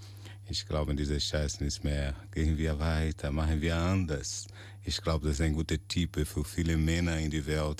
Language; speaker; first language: German; non-native, learner; Portuguese